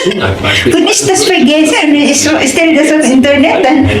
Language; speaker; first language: German; non-native, learner; Filipino